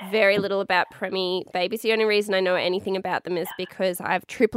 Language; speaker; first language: English; native; English